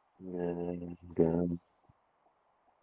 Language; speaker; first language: English; non-native, learner; Portuguese